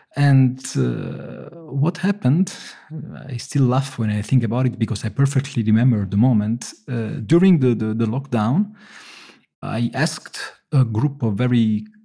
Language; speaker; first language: English; non-native, fluent; Italian